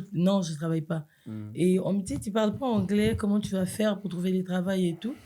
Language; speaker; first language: French; non-native, local second language; Lingala